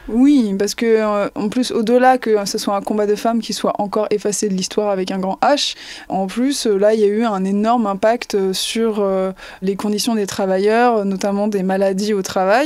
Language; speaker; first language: French; native; French